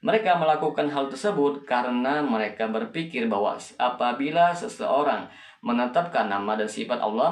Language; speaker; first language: Indonesian; native; Indonesian